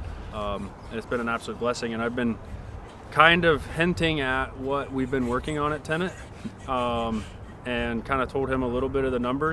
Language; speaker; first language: English; native; English